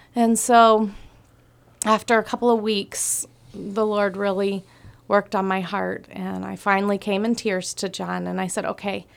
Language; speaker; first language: English; native; English